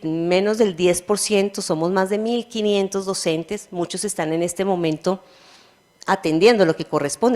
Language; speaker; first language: Spanish; native; Spanish